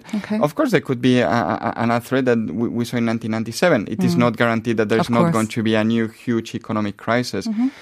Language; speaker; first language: English; non-native, fluent; Spanish